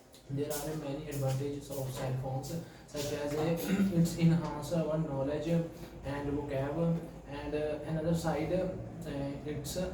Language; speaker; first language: English; non-native, learner; Punjabi